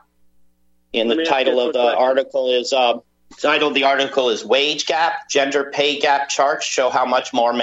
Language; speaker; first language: English; native; English